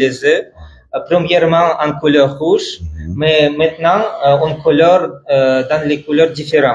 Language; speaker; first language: French; non-native, fluent; Russian